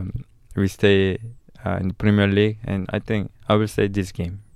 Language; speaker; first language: English; non-native, learner; Korean